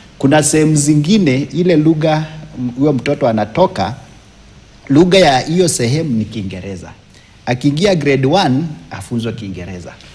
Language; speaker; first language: Swahili; non-native, local second language; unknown